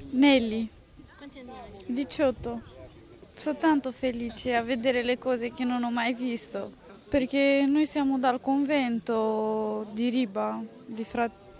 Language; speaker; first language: Italian; non-native, fluent; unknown